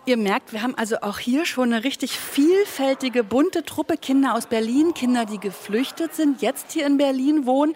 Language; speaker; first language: German; native; German